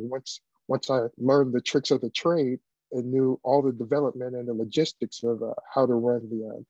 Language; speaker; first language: English; native; English